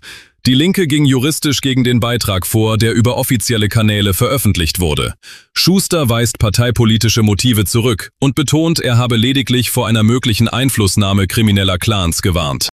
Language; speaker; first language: German; native; German